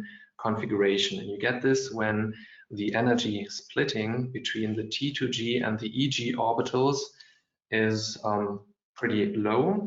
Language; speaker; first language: English; non-native, fluent; German